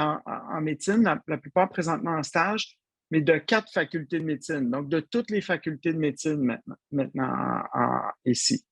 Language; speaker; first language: French; native; French